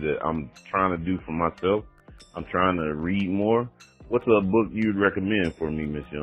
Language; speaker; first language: English; native; English